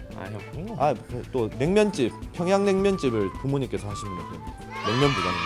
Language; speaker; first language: Korean; native; Korean